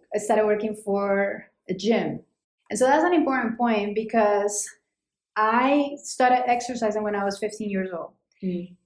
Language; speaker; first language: English; non-native, fluent; Spanish